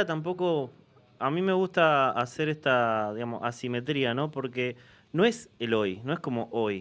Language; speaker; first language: Spanish; native; Spanish